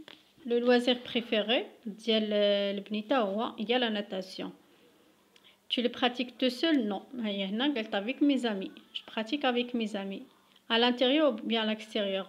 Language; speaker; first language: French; non-native, local second language; Arabic